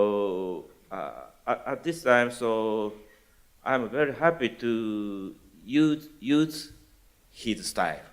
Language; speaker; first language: English; non-native, learner; Japanese